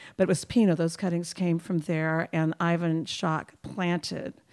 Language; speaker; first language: English; native; English